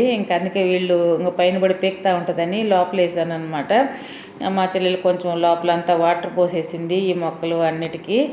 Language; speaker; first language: Telugu; native; Telugu